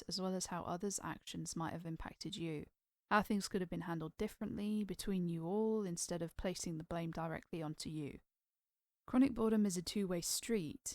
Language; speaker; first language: English; native; English